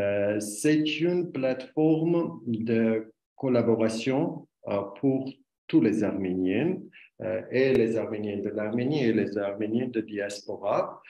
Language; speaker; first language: French; non-native, learner; Armenian